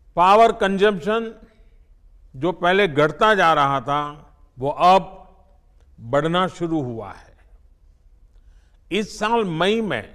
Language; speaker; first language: Hindi; non-native, local second language; Gujarati